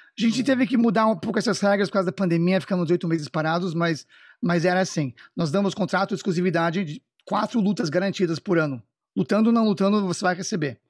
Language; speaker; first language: Portuguese; non-native, fluent; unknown